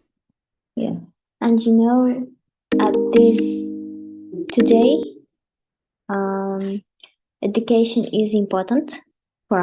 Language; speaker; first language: English; non-native, learner; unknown